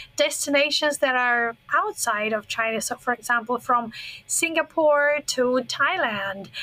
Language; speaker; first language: English; non-native, fluent; Russian